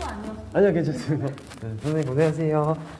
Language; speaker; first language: Korean; native; Korean